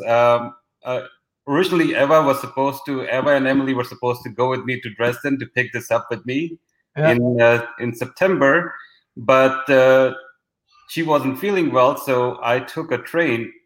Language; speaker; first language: English; non-native, local second language; Hindi